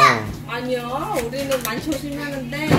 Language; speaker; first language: Korean; non-native, learner; Khmer